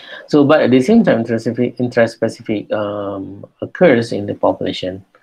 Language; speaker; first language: English; non-native, local second language; Malay